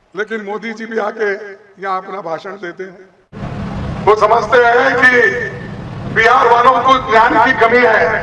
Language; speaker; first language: Hindi; non-native, local second language; Kannada